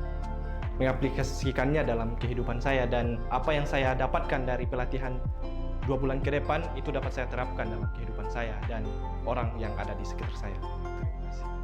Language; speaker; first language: Indonesian; non-native, local second language; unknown